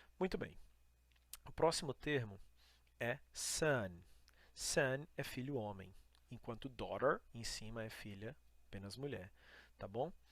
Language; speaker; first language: Portuguese; native; Portuguese